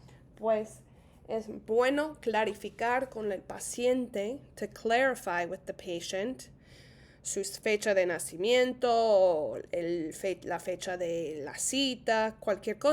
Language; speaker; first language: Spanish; non-native, fluent; English